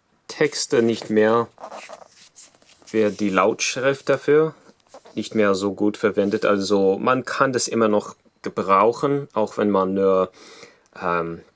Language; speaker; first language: German; non-native, fluent; English